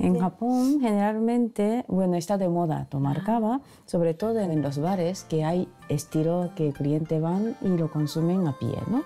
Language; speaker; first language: Spanish; non-native, fluent; Japanese